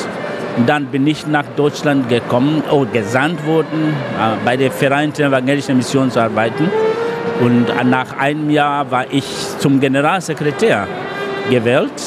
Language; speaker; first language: German; non-native, fluent; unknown